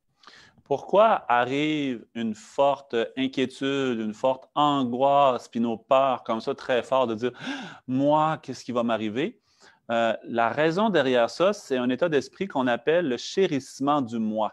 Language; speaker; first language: French; native; French